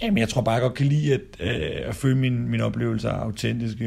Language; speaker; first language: Danish; native; Danish